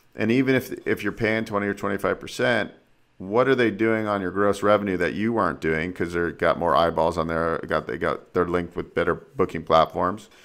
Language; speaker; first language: English; native; English